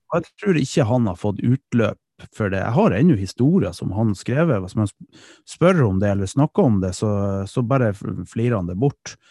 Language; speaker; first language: Norwegian; early bilingual, other home language; Dutch